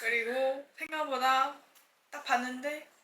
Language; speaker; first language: Korean; non-native, fluent; Chinese